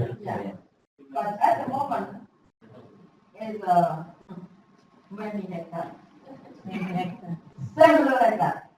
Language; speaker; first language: English; non-native, fluent; Indonesian